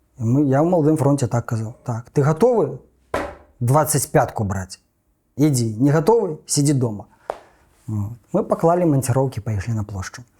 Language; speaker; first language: Belarusian; non-native, local second language; Russian